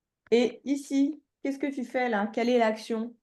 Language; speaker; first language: French; native; French